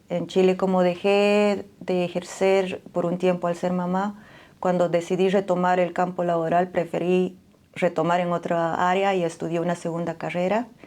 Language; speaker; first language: Spanish; native; Spanish